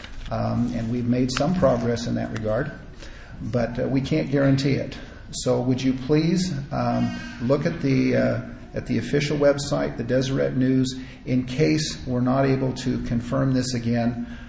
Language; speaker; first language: English; native; English